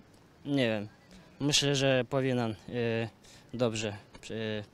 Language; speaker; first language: Polish; non-native, learner; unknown